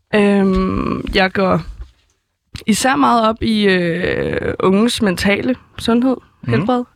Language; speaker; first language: Danish; native; Danish